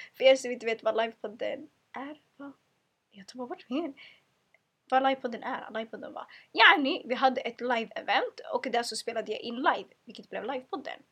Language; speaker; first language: Swedish; early bilingual, other home language; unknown